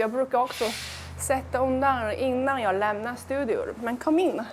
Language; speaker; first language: Swedish; non-native, fluent; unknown